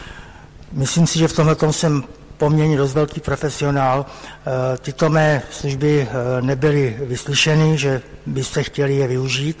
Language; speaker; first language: Czech; native; Czech